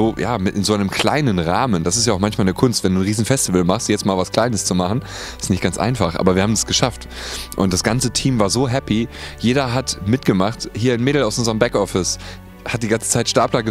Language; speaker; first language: German; native; German